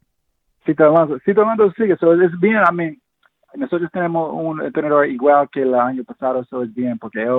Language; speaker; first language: Spanish; non-native, fluent; English